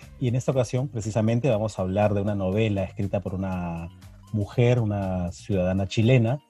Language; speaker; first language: Spanish; native; Spanish